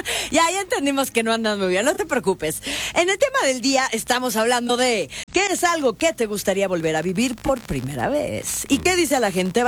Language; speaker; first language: Spanish; native; Spanish